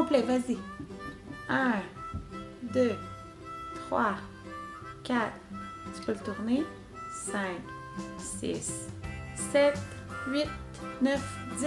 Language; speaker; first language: French; native; French